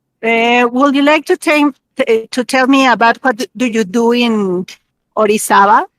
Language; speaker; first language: English; non-native, learner; Spanish